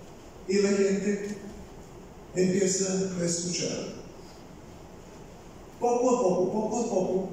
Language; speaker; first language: Spanish; non-native, fluent; Bulgarian